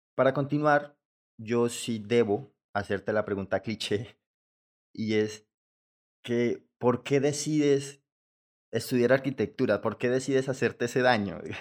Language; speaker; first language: Spanish; native; Spanish